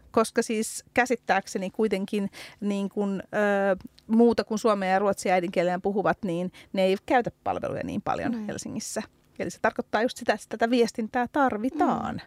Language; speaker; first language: Finnish; early bilingual, other home language; Hungarian